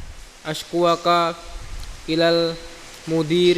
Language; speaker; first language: Arabic; non-native, learner; Indonesian